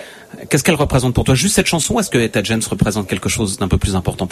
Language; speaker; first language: French; native; French